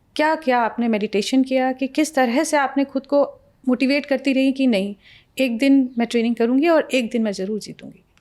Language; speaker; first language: Hindi; native; Hindi